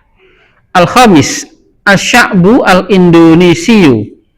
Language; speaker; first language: Arabic; non-native, fluent; Indonesian